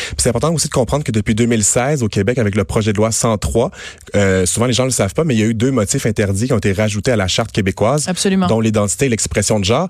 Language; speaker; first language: French; native; French